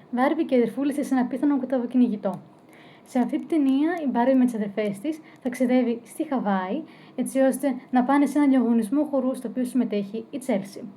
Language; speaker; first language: Greek; native; Greek